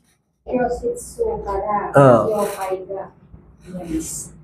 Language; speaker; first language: Japanese; non-native, learner; Filipino